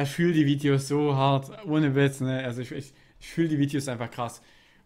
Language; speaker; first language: German; native; German